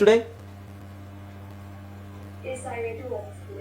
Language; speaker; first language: English; non-native, learner; Kannada